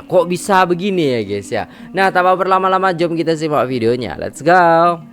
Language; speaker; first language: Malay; non-native, local second language; Javanese